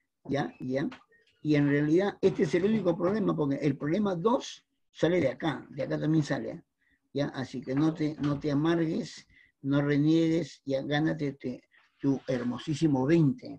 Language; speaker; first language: Spanish; native; Spanish